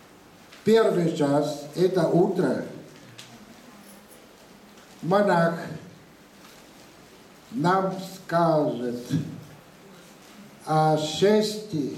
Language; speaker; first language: Russian; non-native, fluent; Vietnamese